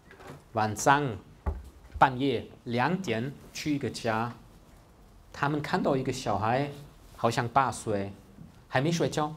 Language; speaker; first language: Chinese; non-native, fluent; German